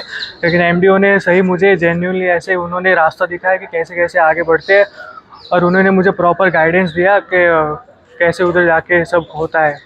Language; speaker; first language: Hindi; non-native, local second language; Gujarati